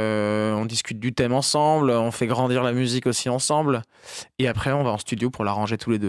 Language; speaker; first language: French; native; French